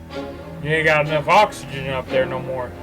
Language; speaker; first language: English; native; English